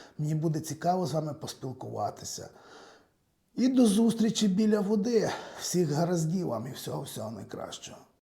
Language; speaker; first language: Ukrainian; native; Ukrainian